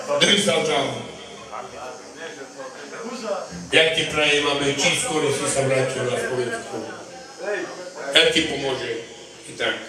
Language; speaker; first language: Slovak; non-native, local second language; Romany